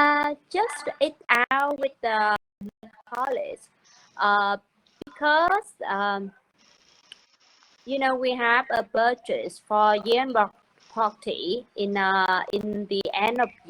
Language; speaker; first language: English; non-native, learner; Vietnamese